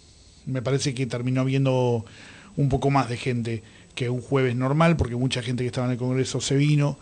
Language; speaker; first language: Spanish; native; Spanish